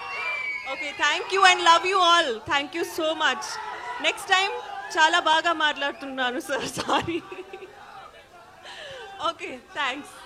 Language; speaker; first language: Telugu; non-native, learner; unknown